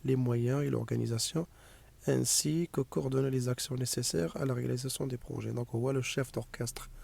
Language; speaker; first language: French; non-native, local second language; Arabic